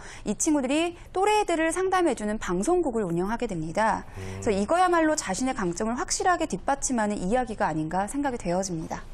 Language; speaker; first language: Korean; native; Korean